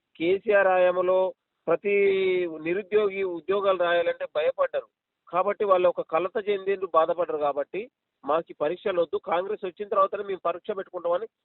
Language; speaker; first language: Telugu; native; Telugu